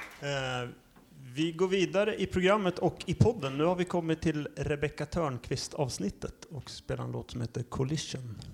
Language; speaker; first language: Swedish; native; Swedish